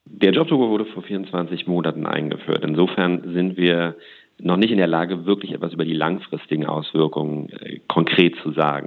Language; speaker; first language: German; native; German